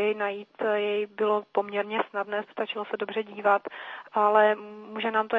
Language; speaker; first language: Czech; native; Czech